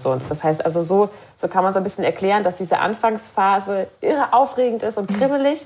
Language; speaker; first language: German; native; German